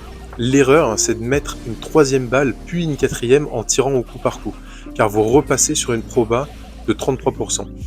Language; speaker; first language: French; native; French